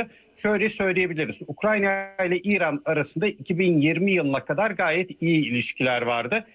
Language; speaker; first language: Turkish; native; Turkish